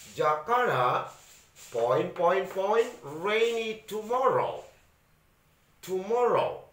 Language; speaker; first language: English; non-native, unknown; Indonesian